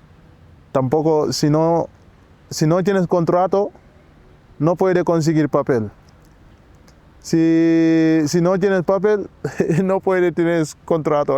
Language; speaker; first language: Spanish; non-native, learner; Wolof